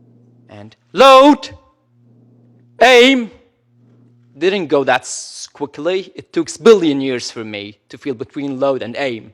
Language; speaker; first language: English; non-native, local second language; Arabic